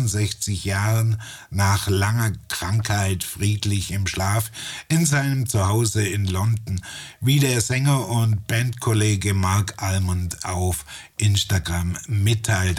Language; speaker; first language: German; native; German